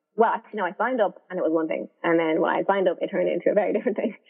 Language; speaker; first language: English; native; English